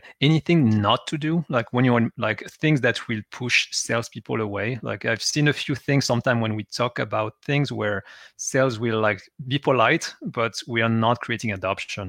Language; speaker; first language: English; non-native, fluent; French